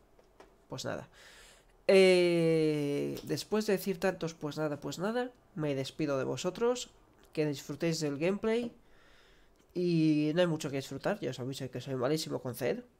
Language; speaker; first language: Spanish; native; Spanish